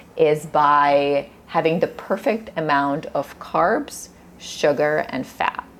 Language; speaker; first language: English; early bilingual, other home language; Russian